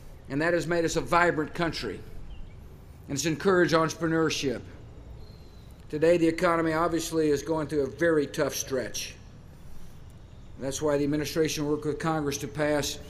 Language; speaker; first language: English; native; English